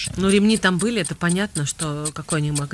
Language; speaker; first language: Russian; native; Russian